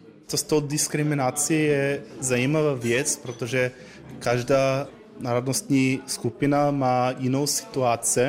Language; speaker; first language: Czech; non-native, learner; Croatian